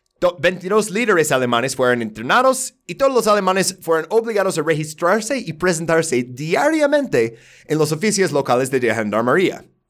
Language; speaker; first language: Spanish; non-native, fluent; English